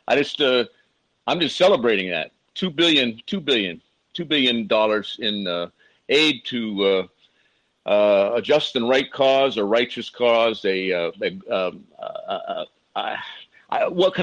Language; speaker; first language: English; native; English